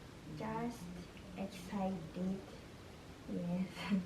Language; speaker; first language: English; non-native, learner; Japanese